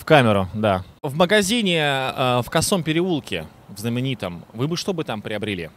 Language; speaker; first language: Russian; native; Russian